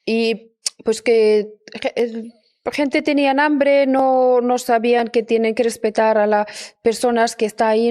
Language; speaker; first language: Spanish; non-native, fluent; Persian